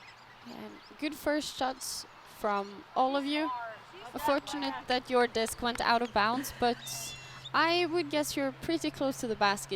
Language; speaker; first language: English; non-native, fluent; Norwegian